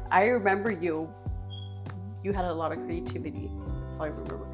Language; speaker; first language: English; early bilingual, other home language; Spanish